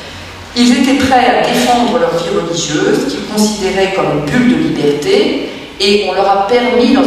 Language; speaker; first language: French; native; French